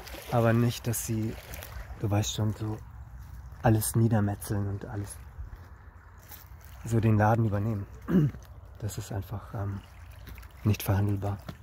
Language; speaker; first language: German; native; German